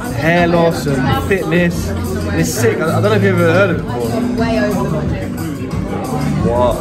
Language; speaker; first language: English; native; English